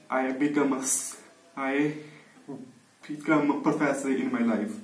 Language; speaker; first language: English; non-native, learner; Punjabi